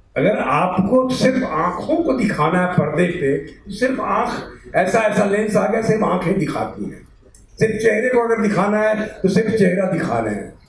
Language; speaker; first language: Hindi; native; Hindi